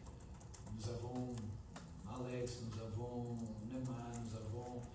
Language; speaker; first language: French; non-native, fluent; Portuguese